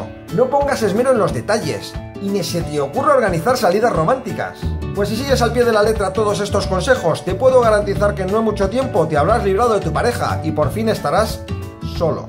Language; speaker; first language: Spanish; native; Spanish